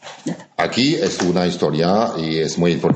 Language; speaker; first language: Spanish; non-native, learner; French